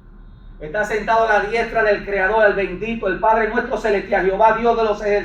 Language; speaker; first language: Spanish; native; Spanish